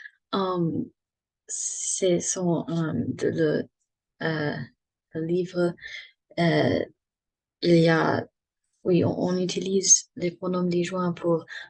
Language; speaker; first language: French; non-native, learner; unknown